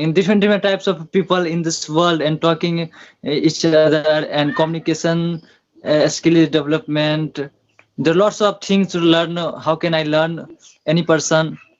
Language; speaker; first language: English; non-native, learner; Hindi